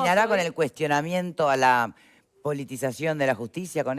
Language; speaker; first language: Spanish; native; Spanish